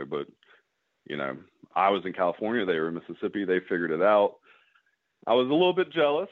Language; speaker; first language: English; native; English